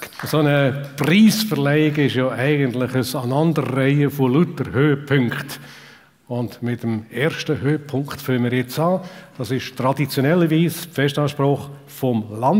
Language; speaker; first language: German; native; German